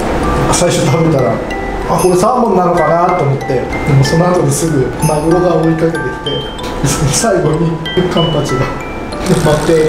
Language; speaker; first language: Japanese; native; Japanese